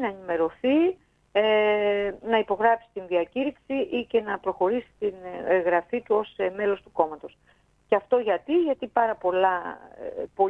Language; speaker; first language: Greek; native; Greek